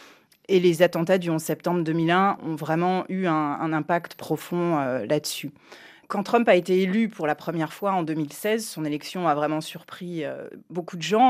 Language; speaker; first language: French; native; French